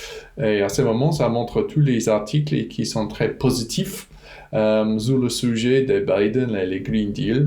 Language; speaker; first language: French; non-native, fluent; English